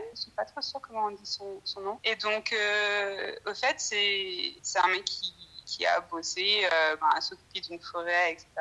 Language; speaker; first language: French; native; French